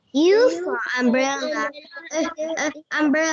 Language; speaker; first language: English; non-native, learner; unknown